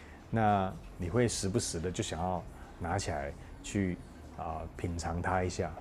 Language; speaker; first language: Chinese; native; Chinese